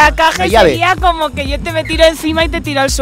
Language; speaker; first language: Spanish; native; Spanish